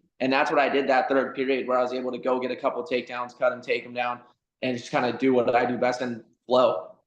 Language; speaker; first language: English; native; English